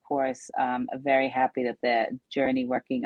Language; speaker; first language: English; native; English